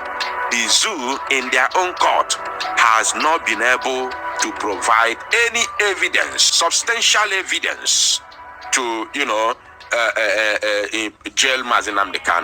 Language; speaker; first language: English; non-native, local second language; Igbo